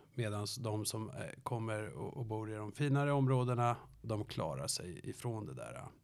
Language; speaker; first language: Swedish; native; Swedish